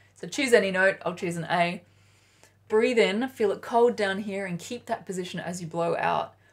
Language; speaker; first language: English; native; English